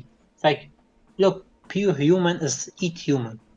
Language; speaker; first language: English; non-native, learner; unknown